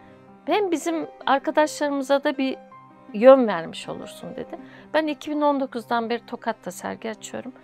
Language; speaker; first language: Turkish; native; Turkish